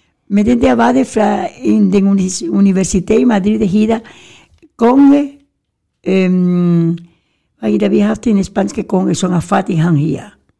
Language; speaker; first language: Danish; non-native, fluent; Spanish